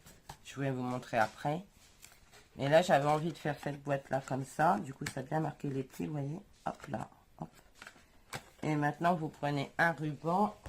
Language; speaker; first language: French; native; French